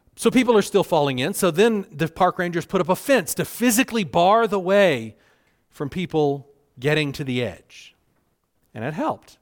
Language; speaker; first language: English; native; English